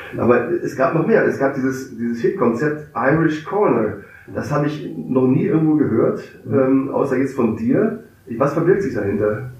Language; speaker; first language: German; native; German